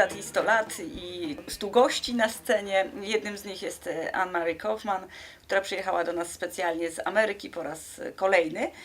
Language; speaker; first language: Polish; native; Polish